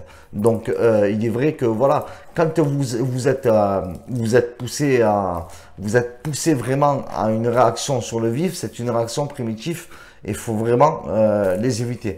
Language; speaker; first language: French; native; French